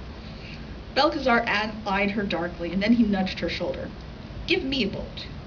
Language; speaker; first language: English; native; English